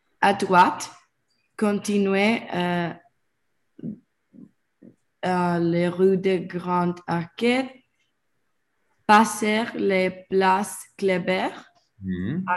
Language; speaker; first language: French; non-native, learner; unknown